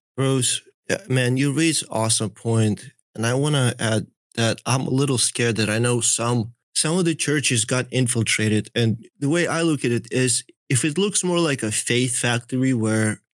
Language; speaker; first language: English; early bilingual, other home language; Russian